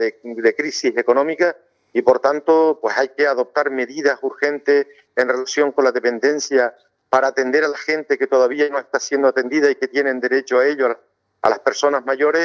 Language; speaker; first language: Spanish; native; Spanish